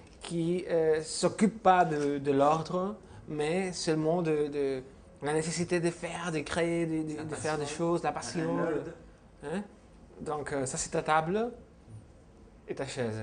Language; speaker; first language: French; non-native, fluent; Spanish